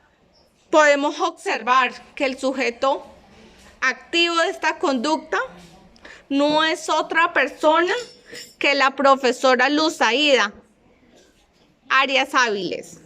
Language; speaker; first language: Spanish; native; Spanish